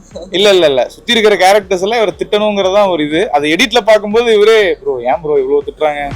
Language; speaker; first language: Tamil; native; Tamil